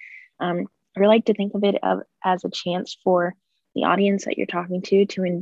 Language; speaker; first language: English; native; English